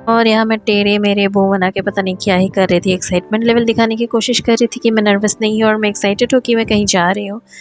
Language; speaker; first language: Hindi; non-native, local second language; Bangla